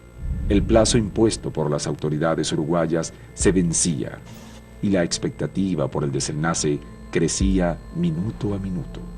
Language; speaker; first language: Spanish; native; Spanish